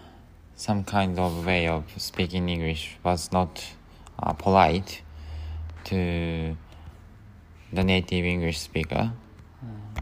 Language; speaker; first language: English; non-native, learner; Japanese